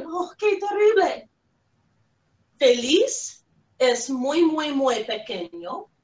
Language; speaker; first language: Spanish; non-native, fluent; English